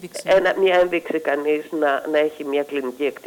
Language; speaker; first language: Greek; native; Greek